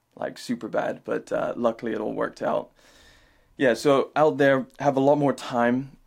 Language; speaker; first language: English; native; English